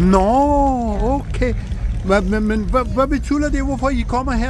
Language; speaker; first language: Danish; non-native, fluent; Pashto